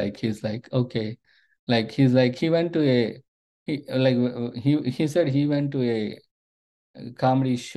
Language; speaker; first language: English; non-native, local second language; Telugu